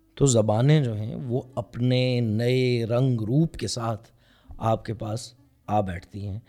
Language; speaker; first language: Urdu; non-native, local second language; Pahari-Potwari